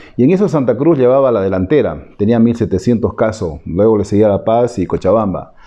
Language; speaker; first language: Spanish; native; Spanish